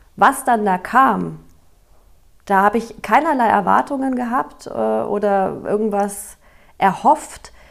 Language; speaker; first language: German; native; German